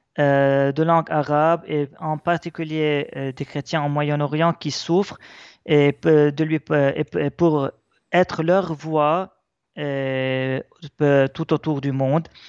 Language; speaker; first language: French; non-native, local second language; Arabic